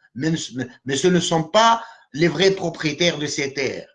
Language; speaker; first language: French; non-native, local second language; Arabic